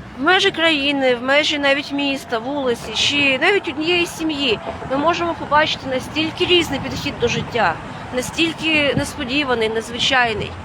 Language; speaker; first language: Ukrainian; non-native, fluent; Latvian